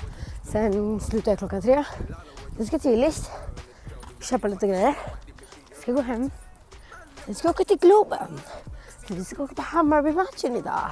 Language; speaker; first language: Swedish; native; Swedish